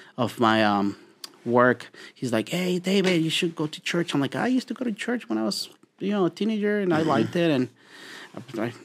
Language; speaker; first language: English; non-native, fluent; Spanish